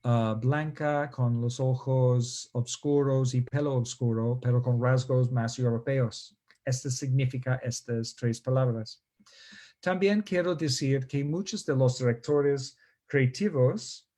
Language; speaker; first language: Spanish; non-native, fluent; English